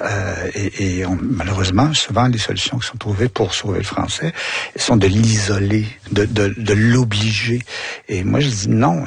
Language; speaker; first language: French; native; French